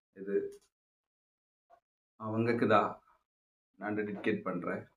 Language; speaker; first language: Tamil; non-native, local second language; Malayalam